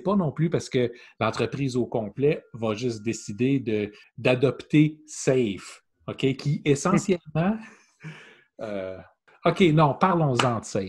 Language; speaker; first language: French; native; French